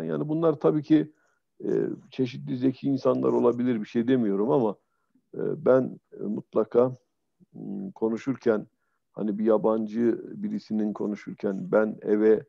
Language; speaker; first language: Turkish; native; Turkish